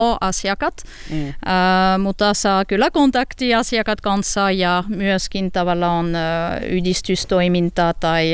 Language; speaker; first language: Finnish; non-native, learner; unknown